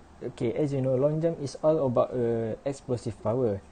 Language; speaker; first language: English; non-native, learner; Malay